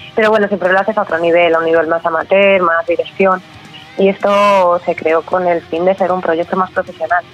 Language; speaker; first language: Spanish; native; Spanish